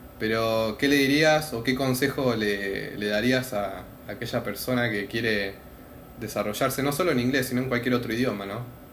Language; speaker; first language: Spanish; native; Spanish